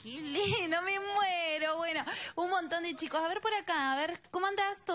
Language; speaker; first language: Spanish; native; Spanish